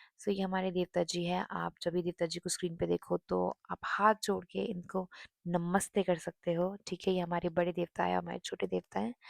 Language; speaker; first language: Hindi; non-native, local second language; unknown